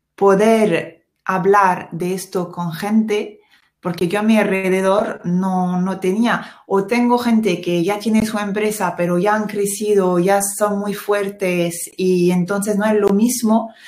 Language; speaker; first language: Spanish; non-native, fluent; French